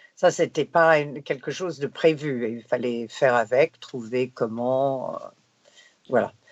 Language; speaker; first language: French; non-native, fluent; English